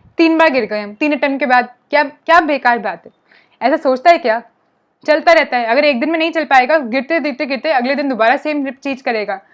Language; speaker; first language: Hindi; non-native, local second language; Punjabi